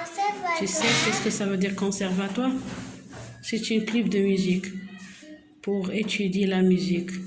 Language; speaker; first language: French; non-native, local second language; Arabic